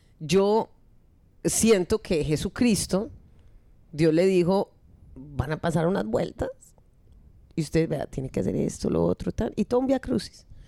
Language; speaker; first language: Spanish; early bilingual, heritage; Spanish